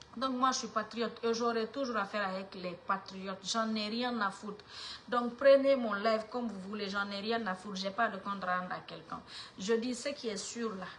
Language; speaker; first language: French; non-native, local second language; Fula